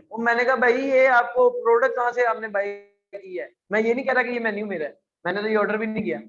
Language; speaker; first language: Urdu; non-native, local second language; Punjabi